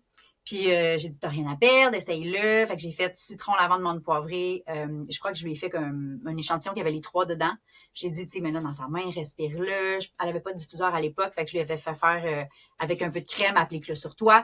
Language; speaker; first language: French; native; French